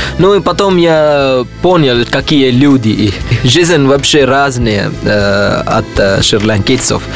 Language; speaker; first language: Russian; non-native, learner; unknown